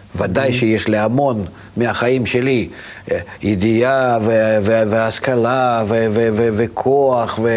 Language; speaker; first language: Hebrew; non-native, fluent; Russian